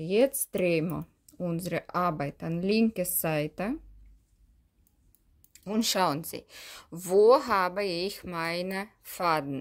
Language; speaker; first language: German; non-native, learner; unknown